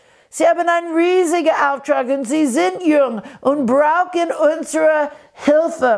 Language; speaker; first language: German; non-native, fluent; English